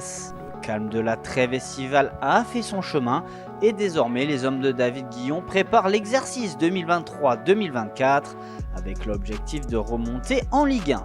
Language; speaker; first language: French; native; French